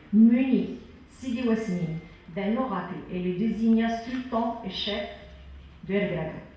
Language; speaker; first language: French; non-native, local second language; Arabic